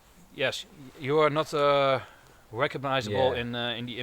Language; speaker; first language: English; non-native, fluent; Dutch